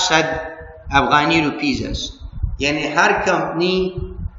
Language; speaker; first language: Persian; non-native, local second language; Pashto